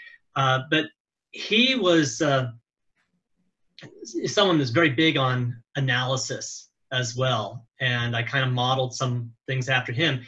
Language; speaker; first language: English; native; English